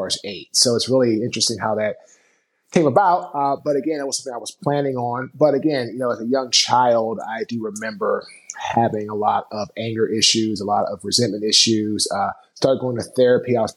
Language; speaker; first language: English; native; English